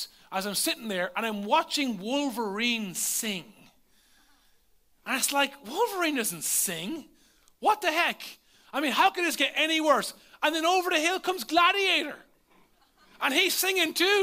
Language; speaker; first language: English; native; English